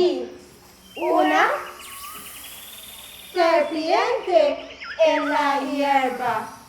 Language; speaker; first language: Spanish; non-native, learner; English